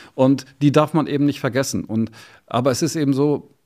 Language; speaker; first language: German; native; German